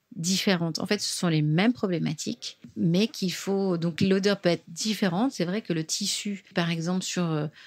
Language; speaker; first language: French; native; French